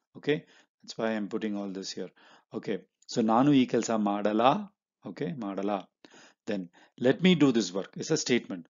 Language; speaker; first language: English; non-native, local second language; Hindi